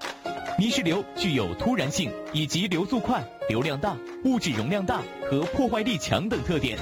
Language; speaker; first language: Chinese; native; Chinese